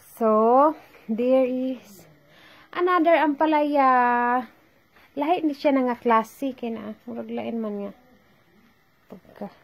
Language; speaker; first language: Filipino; non-native, local second language; Cebuano